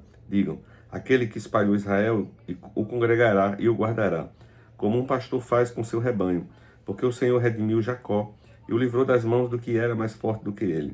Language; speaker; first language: Portuguese; native; Portuguese